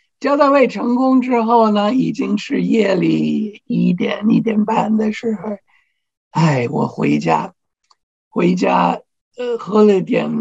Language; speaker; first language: Chinese; non-native, fluent; English